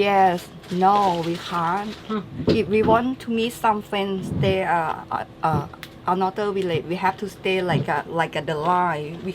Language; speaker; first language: English; non-native, learner; Thai